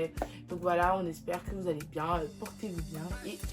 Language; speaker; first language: French; native; French